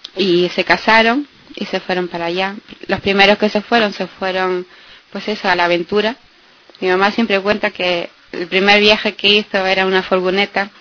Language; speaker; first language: Spanish; early bilingual, heritage; Spanish